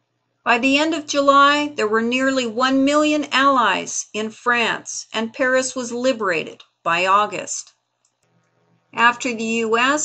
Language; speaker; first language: English; native; English